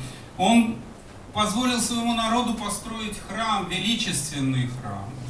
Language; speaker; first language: Polish; non-native, learner; Russian